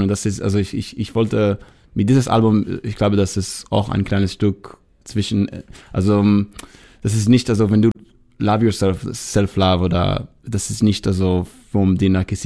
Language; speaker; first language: German; non-native, learner; Hebrew